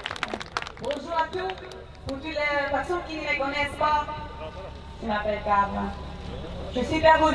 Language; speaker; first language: French; non-native, fluent; Spanish